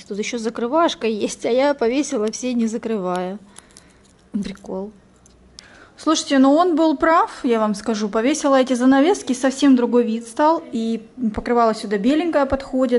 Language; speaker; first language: Russian; native; Russian